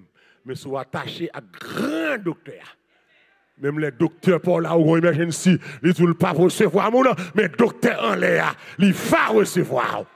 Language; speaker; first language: French; non-native, learner; Haitian Creole